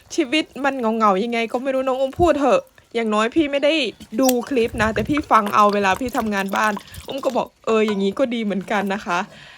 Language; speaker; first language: Thai; native; Thai